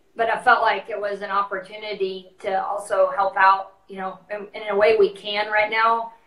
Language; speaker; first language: English; native; English